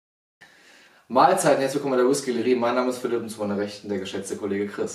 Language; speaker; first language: German; native; German